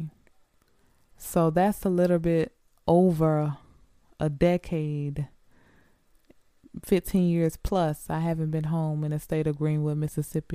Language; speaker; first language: English; native; English